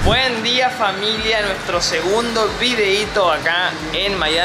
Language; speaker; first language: Spanish; native; Spanish